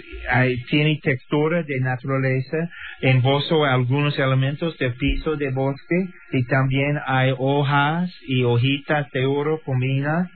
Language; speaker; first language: Spanish; non-native, learner; English